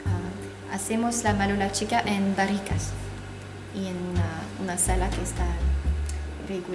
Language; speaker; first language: Spanish; non-native, fluent; French